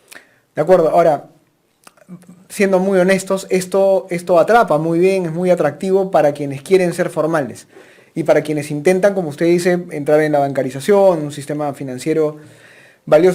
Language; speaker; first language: Spanish; native; Spanish